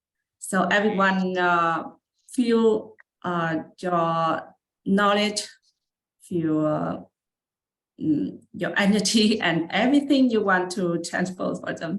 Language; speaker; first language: English; non-native, learner; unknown